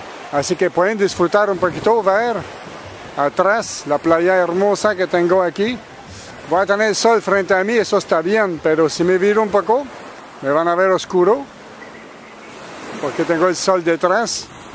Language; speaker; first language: Spanish; non-native, fluent; French